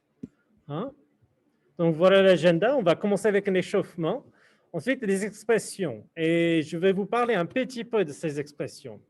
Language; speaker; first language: French; non-native, fluent; English